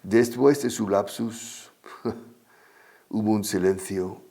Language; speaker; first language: Spanish; non-native, fluent; English